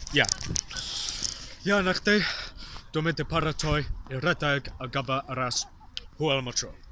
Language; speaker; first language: Welsh; non-native, learner; English